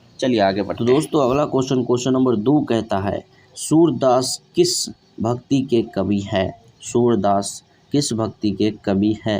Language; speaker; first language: Hindi; native; Hindi